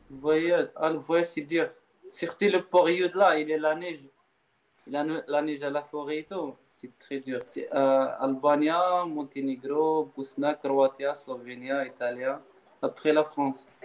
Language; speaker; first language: French; non-native, learner; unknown